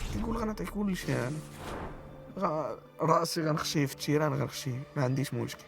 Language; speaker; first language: Arabic; native; Arabic